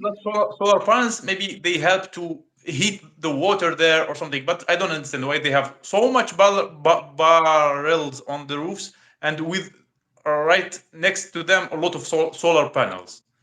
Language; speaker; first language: English; non-native, learner; Russian